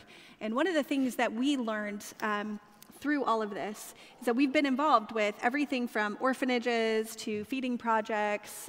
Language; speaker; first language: English; native; English